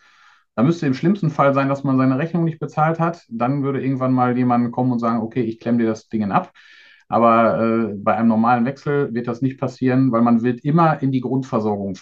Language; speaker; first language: German; native; German